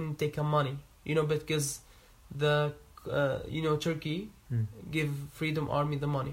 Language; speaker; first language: English; non-native, learner; Arabic